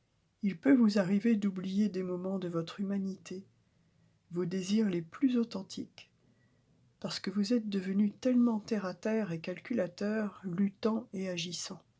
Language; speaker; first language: French; native; French